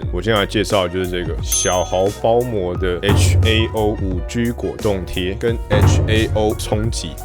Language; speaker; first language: Chinese; native; Chinese